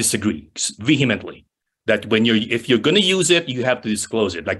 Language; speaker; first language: English; non-native, local second language; Filipino